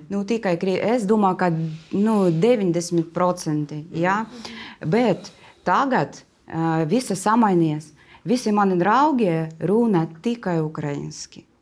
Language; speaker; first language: Latvian; non-native, learner; Russian